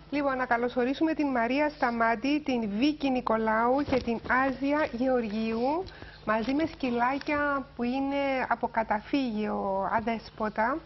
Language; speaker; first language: Greek; native; Greek